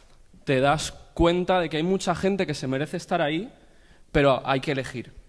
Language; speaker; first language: Spanish; native; Spanish